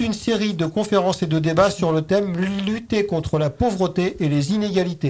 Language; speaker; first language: French; native; French